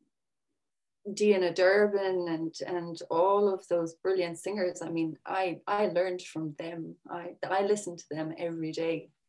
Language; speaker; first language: English; native; English